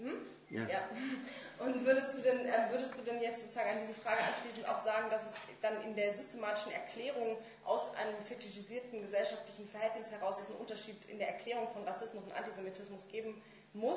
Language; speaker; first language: German; native; German